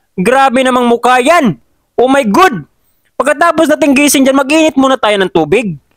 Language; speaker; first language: Filipino; non-native, local second language; Cebuano